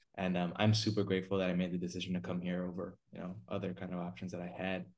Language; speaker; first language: English; native; English